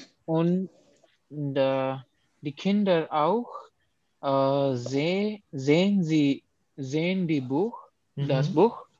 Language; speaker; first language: German; non-native, learner; Urdu